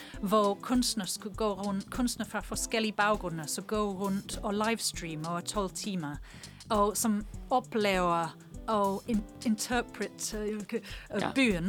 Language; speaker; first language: Danish; non-native, fluent; English